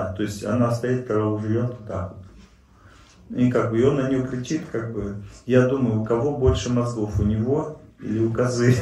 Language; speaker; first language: Russian; native; Russian